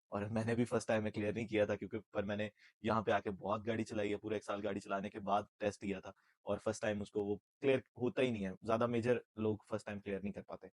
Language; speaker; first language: Urdu; non-native, local second language; Punjabi